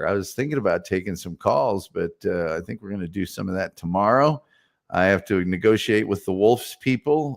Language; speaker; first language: English; native; English